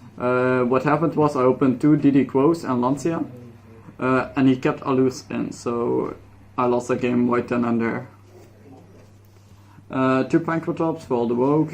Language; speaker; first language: English; non-native, fluent; Dutch